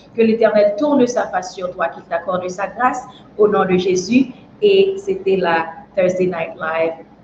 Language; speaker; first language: French; non-native, local second language; Haitian Creole